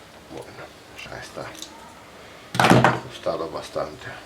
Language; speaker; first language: Spanish; non-native, fluent; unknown